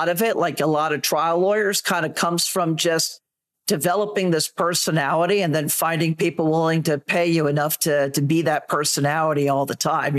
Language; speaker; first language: English; native; English